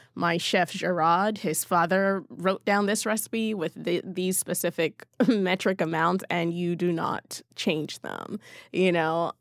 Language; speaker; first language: English; non-native, local second language; Yoruba